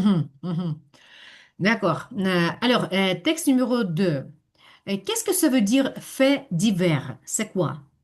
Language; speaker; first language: French; non-native, fluent; Ukrainian